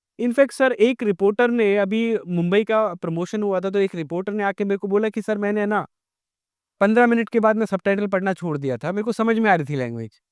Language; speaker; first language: Hindi; native; Hindi